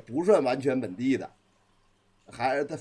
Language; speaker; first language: Chinese; native; Chinese